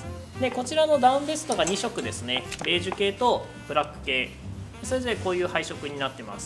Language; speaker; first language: Japanese; native; Japanese